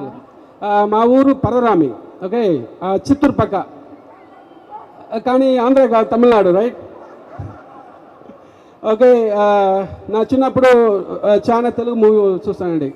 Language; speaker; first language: Telugu; non-native, local second language; Tamil